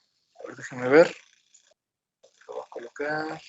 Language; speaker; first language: Spanish; native; Spanish